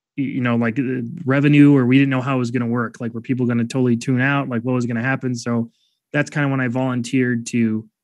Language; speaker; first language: English; native; English